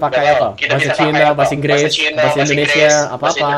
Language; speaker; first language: Indonesian; non-native, fluent; English